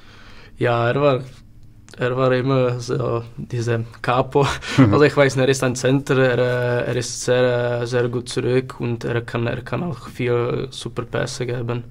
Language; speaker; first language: German; non-native, learner; Czech